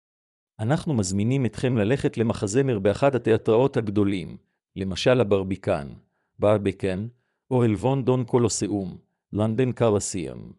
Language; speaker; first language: Hebrew; native; Hebrew